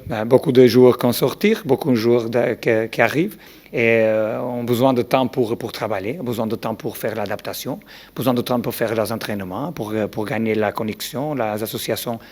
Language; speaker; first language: French; non-native, learner; Portuguese